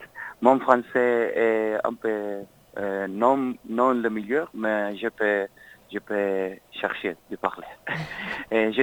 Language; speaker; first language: French; non-native, learner; Spanish